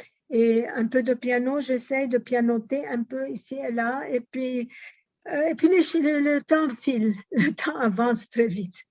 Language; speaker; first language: French; non-native, fluent; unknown